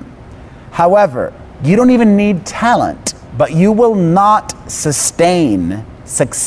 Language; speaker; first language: English; native; English